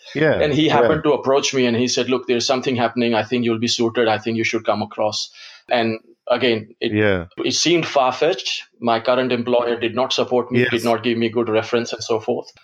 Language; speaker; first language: English; non-native, local second language; Gujarati